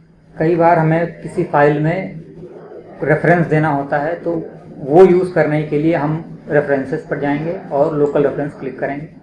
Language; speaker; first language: Hindi; native; Hindi